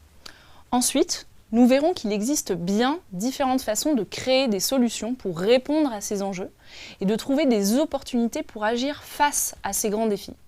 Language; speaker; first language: French; native; French